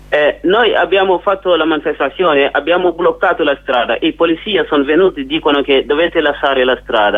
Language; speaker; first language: Italian; non-native, learner; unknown